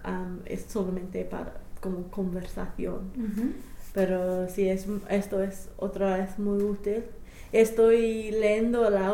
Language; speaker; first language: Spanish; non-native, fluent; English